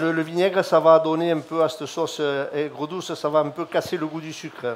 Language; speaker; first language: French; native; French